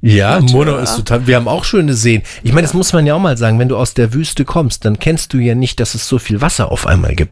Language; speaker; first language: German; native; German